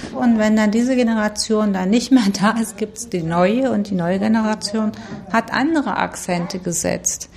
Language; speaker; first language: German; early bilingual, other home language; Turkish